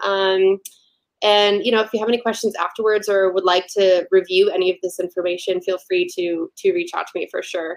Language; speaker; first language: English; native; English